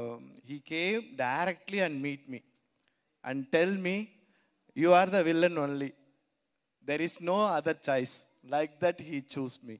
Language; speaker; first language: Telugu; non-native, learner; Tamil